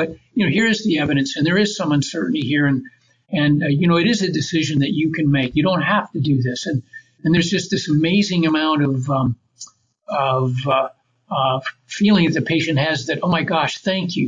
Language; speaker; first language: English; native; English